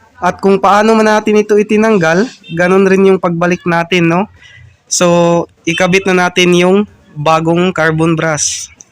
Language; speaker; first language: Filipino; non-native, local second language; Cebuano